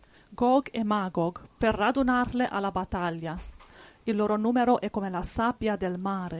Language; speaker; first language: Italian; native; Italian